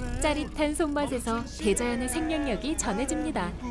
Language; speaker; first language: Korean; native; Korean